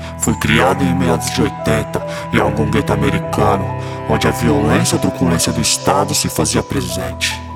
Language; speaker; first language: Portuguese; native; Portuguese